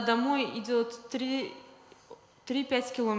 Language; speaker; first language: Polish; non-native, learner; Russian